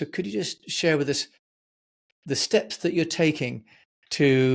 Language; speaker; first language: English; native; English